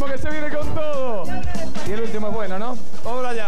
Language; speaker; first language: Spanish; native; Spanish